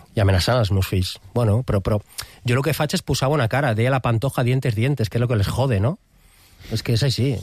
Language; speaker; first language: Catalan; non-native, local second language; Spanish